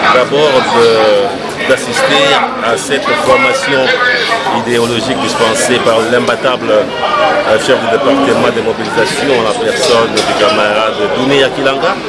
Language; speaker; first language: French; non-native, local second language; Swahili